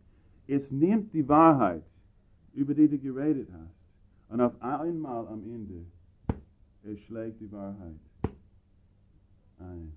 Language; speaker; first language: German; non-native, fluent; English